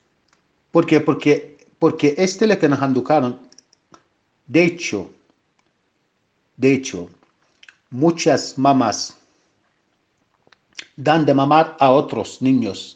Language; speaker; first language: Spanish; non-native, fluent; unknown